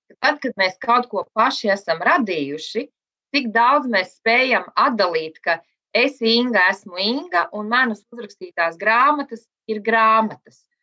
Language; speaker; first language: Latvian; native; Latvian